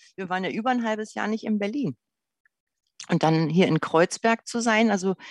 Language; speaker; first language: German; native; German